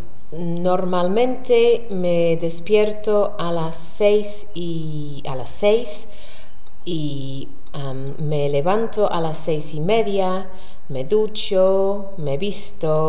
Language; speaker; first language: Spanish; non-native, learner; English